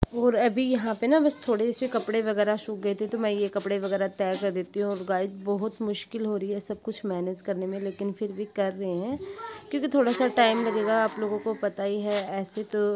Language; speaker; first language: Hindi; native; Hindi